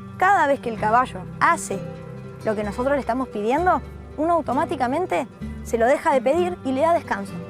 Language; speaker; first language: Spanish; native; Spanish